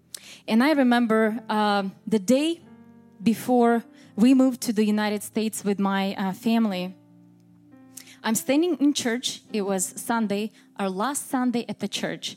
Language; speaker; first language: English; non-native, fluent; Russian